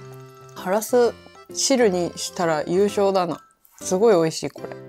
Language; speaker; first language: Japanese; native; Japanese